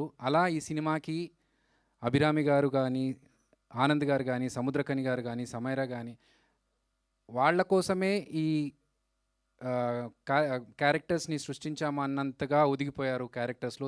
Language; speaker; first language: Telugu; native; Telugu